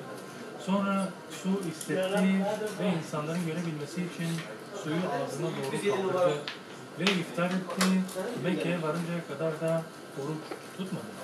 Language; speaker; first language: Turkish; native; Turkish